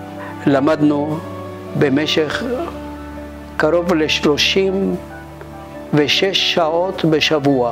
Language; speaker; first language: Hebrew; non-native, fluent; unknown